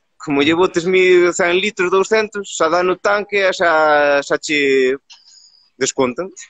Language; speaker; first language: Galician; native; Galician